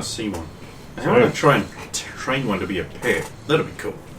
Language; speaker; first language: English; native; English